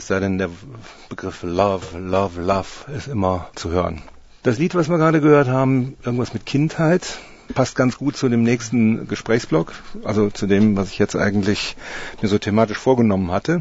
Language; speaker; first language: German; native; German